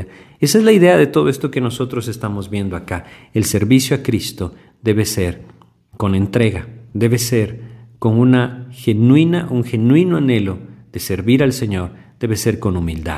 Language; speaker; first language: Spanish; native; Spanish